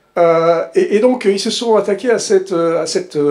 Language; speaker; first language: French; native; French